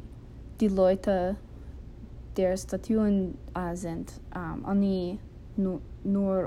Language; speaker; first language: German; non-native, learner; English